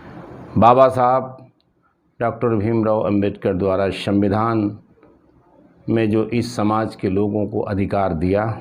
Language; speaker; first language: Hindi; native; Hindi